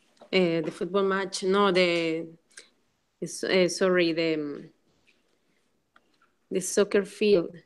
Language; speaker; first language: English; non-native, learner; Spanish